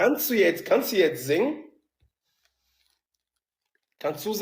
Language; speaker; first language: German; native; German